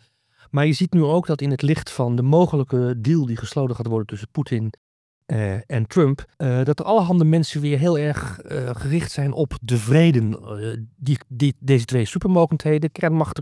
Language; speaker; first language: Dutch; native; Dutch